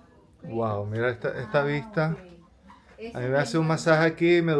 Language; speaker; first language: Spanish; native; Spanish